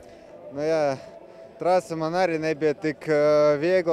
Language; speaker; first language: Latvian; non-native, local second language; Russian